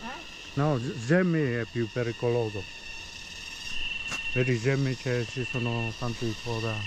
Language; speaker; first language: Italian; non-native, learner; Vietnamese